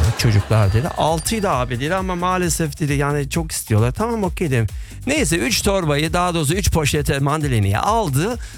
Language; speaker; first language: Turkish; native; Turkish